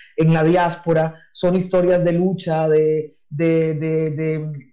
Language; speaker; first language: Spanish; non-native, local second language; English